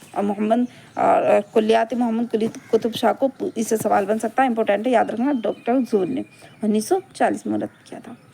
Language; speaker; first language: Urdu; native; Urdu